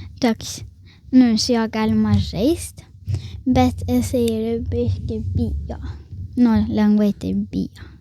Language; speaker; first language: Lithuanian; early bilingual, heritage; Lithuanian